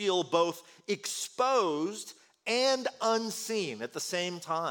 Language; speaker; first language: English; early bilingual, other home language; Korean